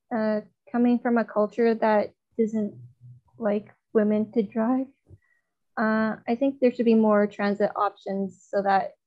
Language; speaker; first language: English; non-native, fluent; Chinese